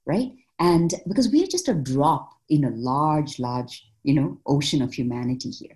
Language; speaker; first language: English; non-native, local second language; Malayalam